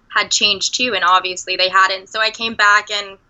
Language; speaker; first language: English; native; English